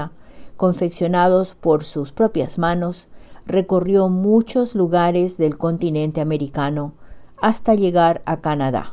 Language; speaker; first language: Spanish; native; Spanish